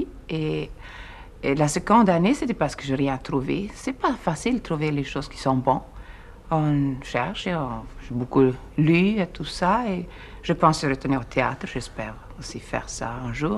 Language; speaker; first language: French; non-native, fluent; Swedish